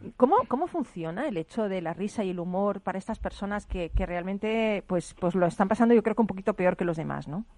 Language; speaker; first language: Spanish; native; Spanish